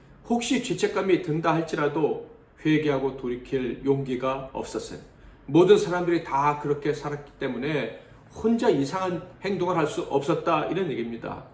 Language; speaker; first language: Korean; native; Korean